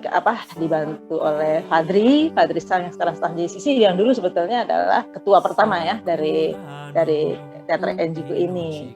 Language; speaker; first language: Indonesian; native; Indonesian